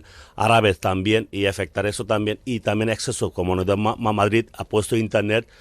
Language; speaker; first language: Spanish; non-native, learner; Bangla